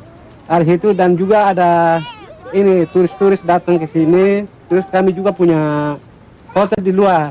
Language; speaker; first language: Indonesian; non-native, local second language; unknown